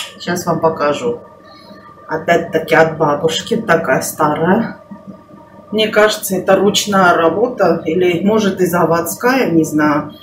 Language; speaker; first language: Russian; non-native, local second language; Armenian